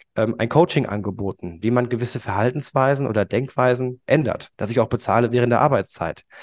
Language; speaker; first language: German; native; German